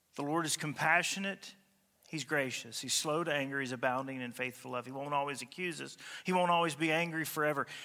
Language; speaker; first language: English; native; English